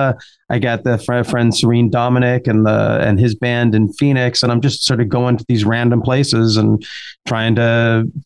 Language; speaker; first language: English; native; English